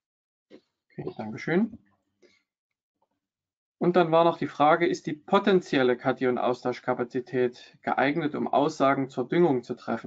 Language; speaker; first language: German; native; German